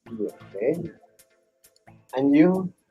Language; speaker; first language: English; non-native, learner; Spanish